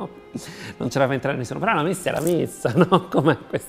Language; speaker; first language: Italian; native; Italian